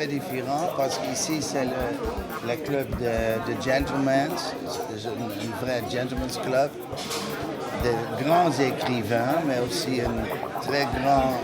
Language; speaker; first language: French; non-native, learner; Dutch